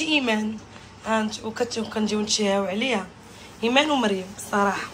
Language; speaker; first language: Arabic; native; Arabic